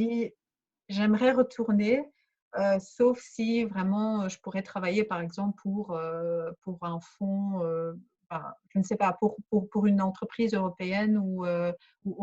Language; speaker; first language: French; early bilingual, other home language; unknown